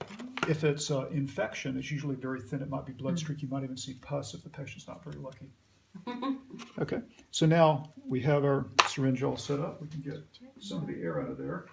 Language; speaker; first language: English; native; English